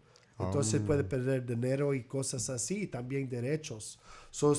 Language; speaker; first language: Spanish; early bilingual, heritage; English